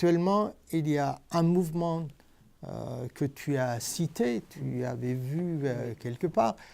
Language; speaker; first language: French; non-native, fluent; Persian